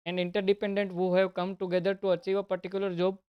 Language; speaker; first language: English; non-native, local second language; Gujarati